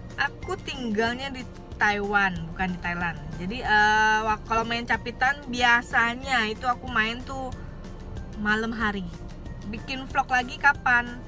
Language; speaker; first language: Indonesian; native; Indonesian